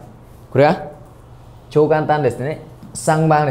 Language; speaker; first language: Japanese; non-native, fluent; Vietnamese